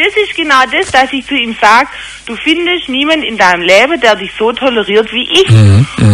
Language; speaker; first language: German; native; German